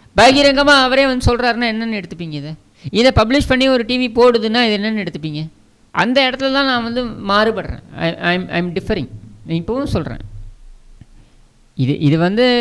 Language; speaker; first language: Tamil; native; Tamil